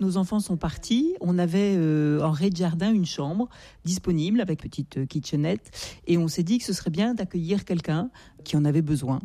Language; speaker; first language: French; native; French